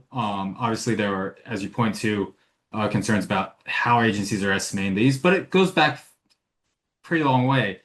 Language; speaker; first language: English; native; English